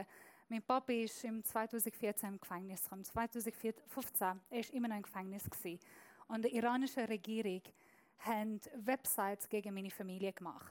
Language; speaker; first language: German; non-native, fluent; Persian